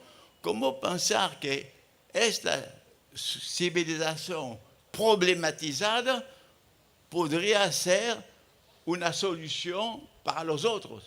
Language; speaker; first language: Spanish; non-native, fluent; French